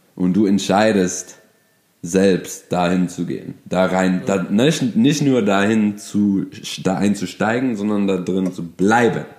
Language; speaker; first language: German; non-native, fluent; English